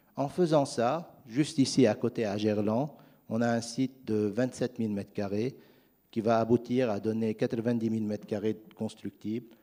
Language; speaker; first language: French; non-native, fluent; Arabic